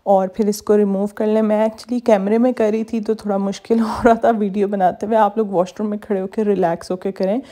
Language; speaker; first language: Urdu; native; Urdu